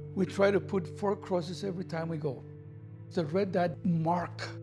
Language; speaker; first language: English; non-native, fluent; Spanish